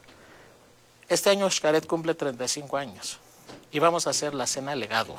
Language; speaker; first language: Spanish; non-native, fluent; Greek